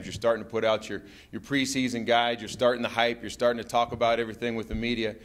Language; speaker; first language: English; native; English